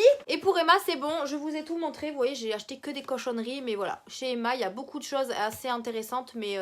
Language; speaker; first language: French; native; French